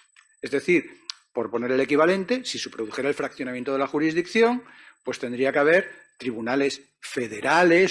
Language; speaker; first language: Spanish; native; Spanish